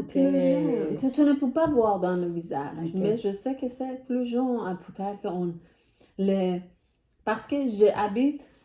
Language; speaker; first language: French; non-native, learner; Persian